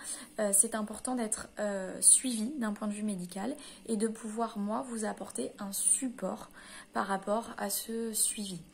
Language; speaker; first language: French; native; French